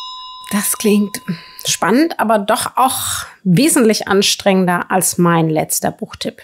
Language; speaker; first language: German; native; German